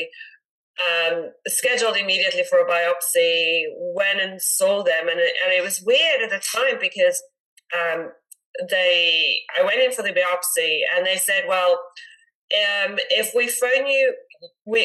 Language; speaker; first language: English; native; English